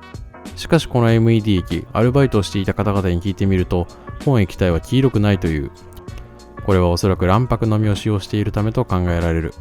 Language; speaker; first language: Japanese; native; Japanese